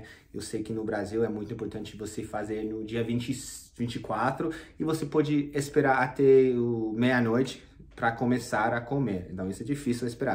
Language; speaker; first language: Portuguese; non-native, fluent; English